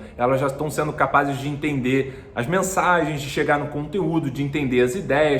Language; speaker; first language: Portuguese; native; Portuguese